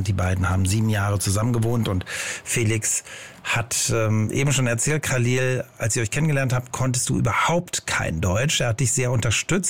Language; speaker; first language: German; native; German